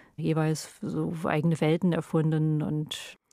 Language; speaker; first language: German; non-native, fluent; English